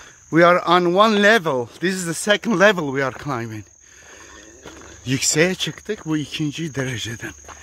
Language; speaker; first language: English; non-native, fluent; Turkish